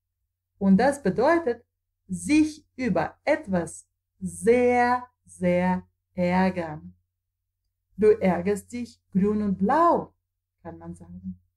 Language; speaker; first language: German; non-native, fluent; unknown